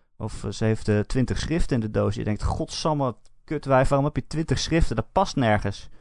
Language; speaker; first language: Dutch; native; Dutch